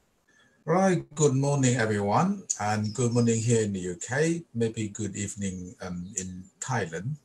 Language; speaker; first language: English; non-native, fluent; Thai